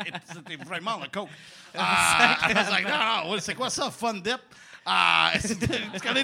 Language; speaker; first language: French; native; French